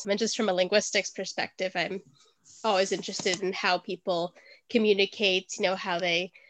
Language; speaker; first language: English; native; English